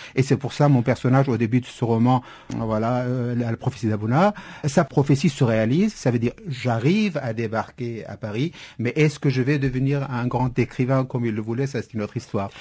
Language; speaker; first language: French; non-native, fluent; Kurdish